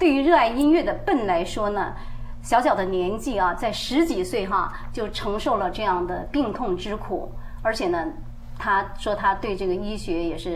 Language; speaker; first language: Chinese; native; Chinese